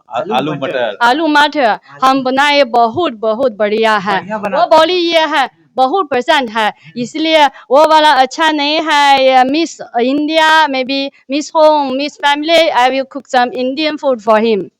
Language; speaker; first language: Hindi; non-native, learner; Chinese